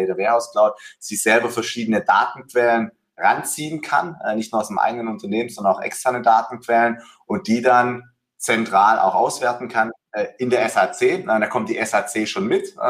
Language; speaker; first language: German; native; German